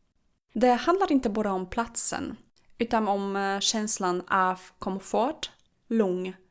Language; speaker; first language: Swedish; non-native, fluent; Polish